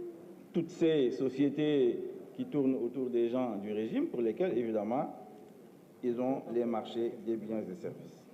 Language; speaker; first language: French; non-native, local second language; Wolof